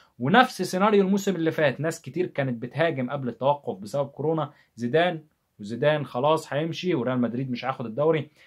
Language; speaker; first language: Arabic; native; Arabic